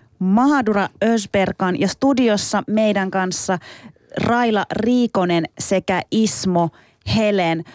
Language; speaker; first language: Finnish; early bilingual, other home language; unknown